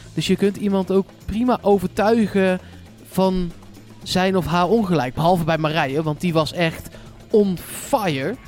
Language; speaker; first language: Dutch; native; Dutch